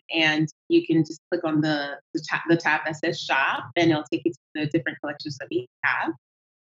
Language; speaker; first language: English; non-native, local second language; Yoruba